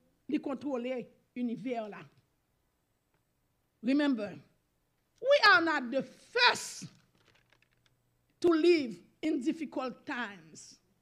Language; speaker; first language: English; non-native, learner; Haitian Creole